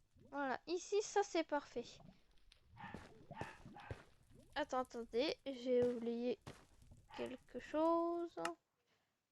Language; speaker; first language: French; native; French